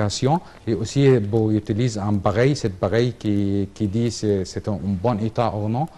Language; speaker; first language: French; non-native, learner; Arabic